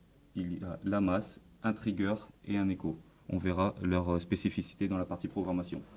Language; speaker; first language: French; native; French